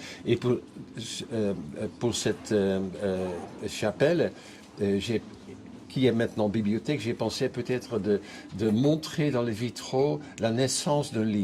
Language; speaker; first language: French; non-native, fluent; Dutch